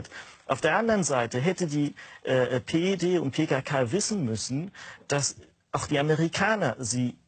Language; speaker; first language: German; non-native, fluent; Kurdish